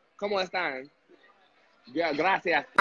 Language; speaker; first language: Spanish; non-native, learner; English